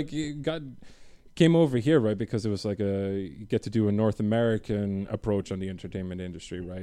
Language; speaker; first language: English; native; English